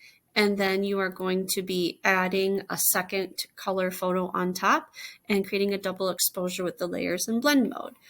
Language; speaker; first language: English; native; English